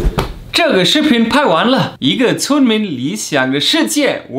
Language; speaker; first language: Chinese; non-native, fluent; German